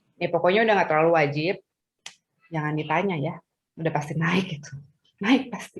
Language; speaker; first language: Indonesian; native; Indonesian